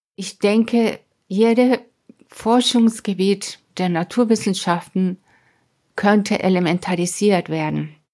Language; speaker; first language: German; non-native, fluent; Spanish